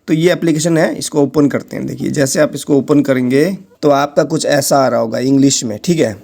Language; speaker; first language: Hindi; non-native, local second language; Nepali